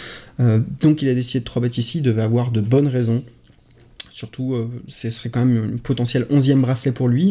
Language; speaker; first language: French; native; French